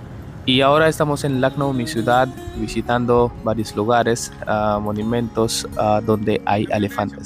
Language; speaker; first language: Spanish; non-native, learner; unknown